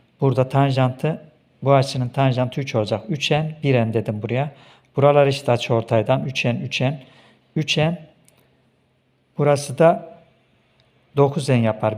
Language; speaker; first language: Turkish; native; Turkish